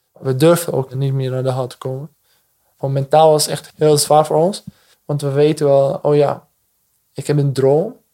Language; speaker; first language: Dutch; non-native, fluent; Arabic